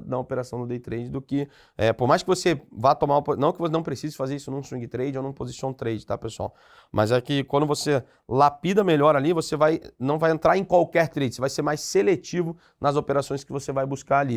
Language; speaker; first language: Portuguese; native; Portuguese